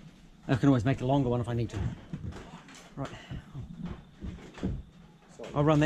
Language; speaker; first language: English; native; English